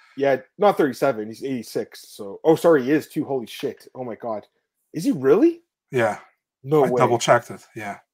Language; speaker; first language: English; non-native, fluent; Dutch